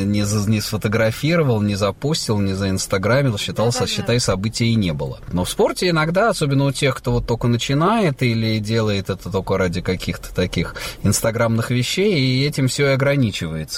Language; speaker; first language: Russian; native; Russian